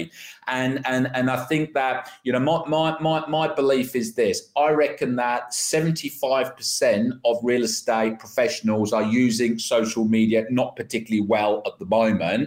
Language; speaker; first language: English; native; English